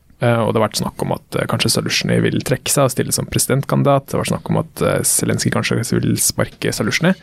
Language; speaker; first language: Norwegian; native; Norwegian